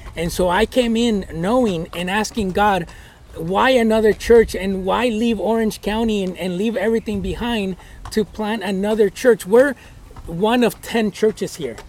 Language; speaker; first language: English; early bilingual, other home language; Spanish